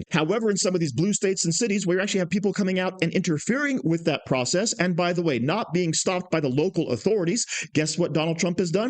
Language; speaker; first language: English; native; English